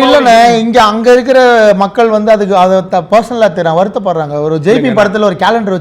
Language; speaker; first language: Tamil; native; Tamil